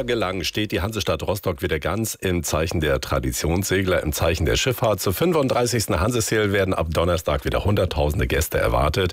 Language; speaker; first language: German; native; German